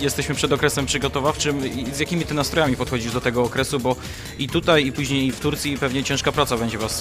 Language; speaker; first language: Polish; native; Polish